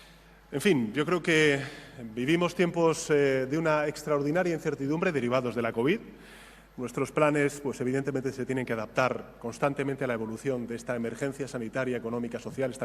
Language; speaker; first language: Spanish; native; Spanish